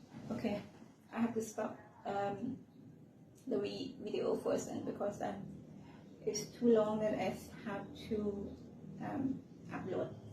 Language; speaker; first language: English; non-native, learner; Thai